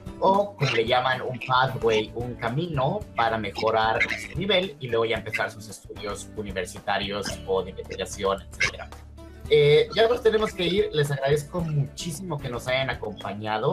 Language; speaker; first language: Spanish; native; Spanish